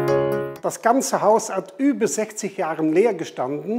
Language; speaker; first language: German; non-native, fluent; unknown